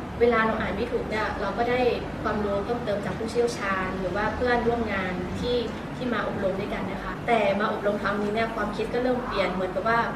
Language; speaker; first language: Thai; native; Thai